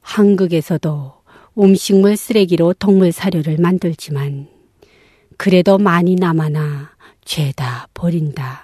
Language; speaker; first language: Korean; non-native, local second language; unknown